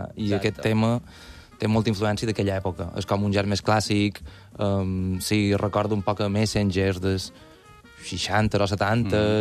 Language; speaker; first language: Catalan; native; Catalan